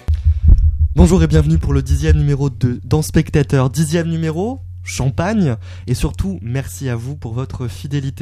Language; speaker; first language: French; native; French